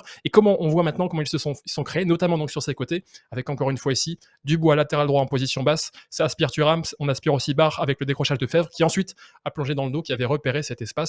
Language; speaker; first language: French; native; French